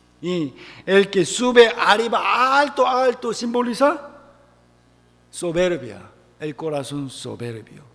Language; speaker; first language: Spanish; non-native, fluent; Korean